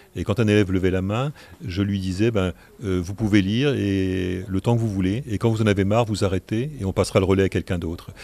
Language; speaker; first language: French; native; French